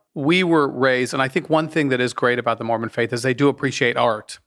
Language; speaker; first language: English; native; English